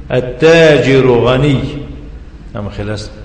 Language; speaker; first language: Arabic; non-native, fluent; Tajik